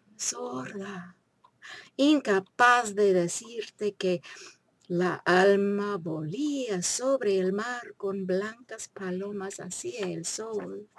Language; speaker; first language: Spanish; non-native, fluent; English